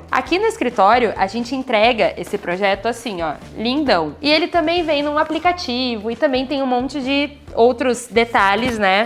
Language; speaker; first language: Portuguese; native; Portuguese